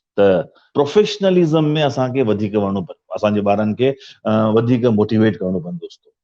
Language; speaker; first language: Sindhi; early bilingual, heritage; Sindhi